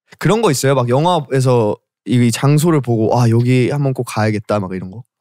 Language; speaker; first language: Korean; early bilingual, heritage; Korean